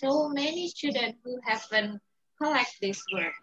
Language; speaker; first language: English; non-native, fluent; Balinese